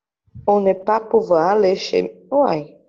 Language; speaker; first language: French; non-native, learner; Portuguese